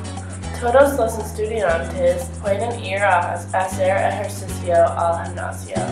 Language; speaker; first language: Spanish; non-native, learner; English